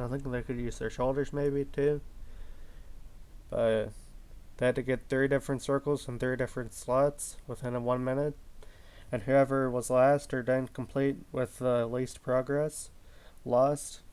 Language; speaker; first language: English; native; English